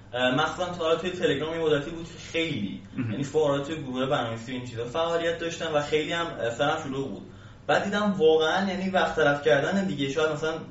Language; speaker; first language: Persian; native; Persian